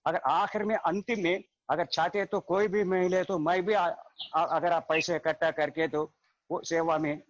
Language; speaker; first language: Hindi; non-native, local second language; Telugu